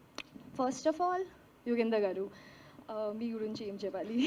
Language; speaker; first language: Telugu; non-native, learner; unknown